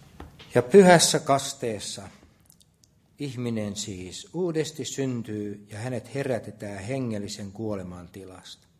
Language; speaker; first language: Finnish; native; Finnish